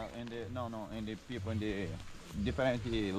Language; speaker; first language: English; non-native, learner; Portuguese